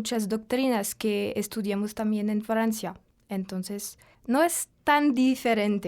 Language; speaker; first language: Spanish; non-native, fluent; French